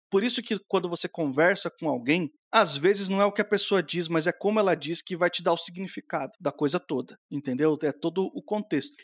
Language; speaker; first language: Portuguese; native; Portuguese